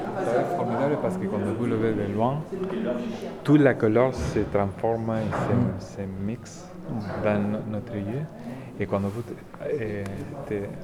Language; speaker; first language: French; non-native, learner; Spanish